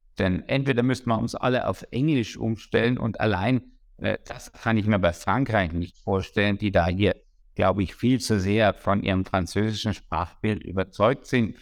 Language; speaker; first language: German; native; German